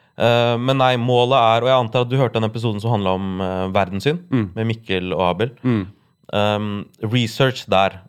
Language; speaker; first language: Norwegian; native; Norwegian